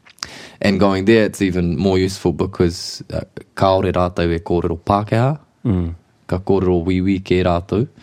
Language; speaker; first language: Māori; non-native, local second language; English